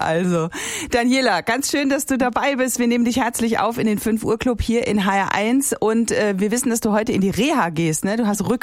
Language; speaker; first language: German; native; German